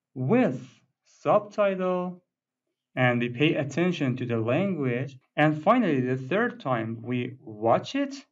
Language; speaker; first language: English; non-native, fluent; Persian